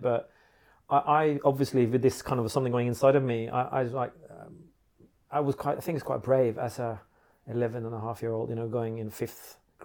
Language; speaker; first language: English; non-native, fluent; Norwegian